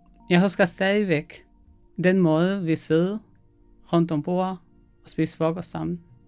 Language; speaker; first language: Danish; non-native, fluent; Arabic